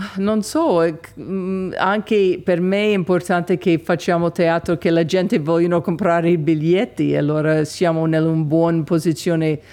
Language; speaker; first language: Italian; non-native, fluent; English